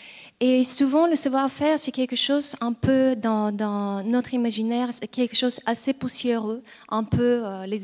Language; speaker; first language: French; non-native, fluent; Bulgarian